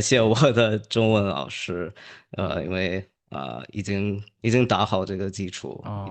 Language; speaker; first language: Chinese; early bilingual, heritage; English